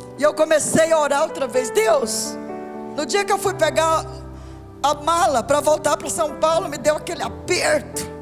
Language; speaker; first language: Portuguese; native; Portuguese